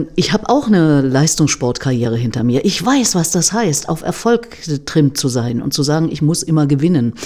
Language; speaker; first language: German; native; German